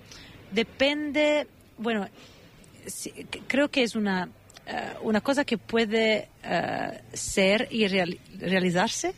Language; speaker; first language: Spanish; non-native, fluent; Italian